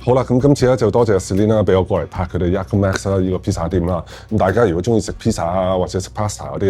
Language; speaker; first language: Cantonese; native; Cantonese